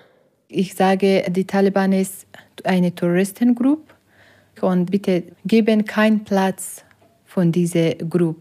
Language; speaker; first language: German; non-native, learner; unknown